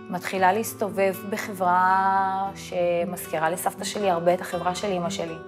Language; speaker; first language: Hebrew; early bilingual, other home language; Russian